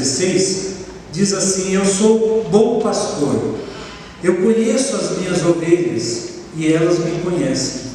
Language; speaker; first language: Portuguese; native; Portuguese